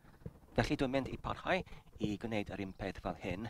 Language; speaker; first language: Welsh; non-native, learner; English